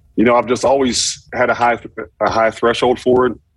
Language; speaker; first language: English; native; English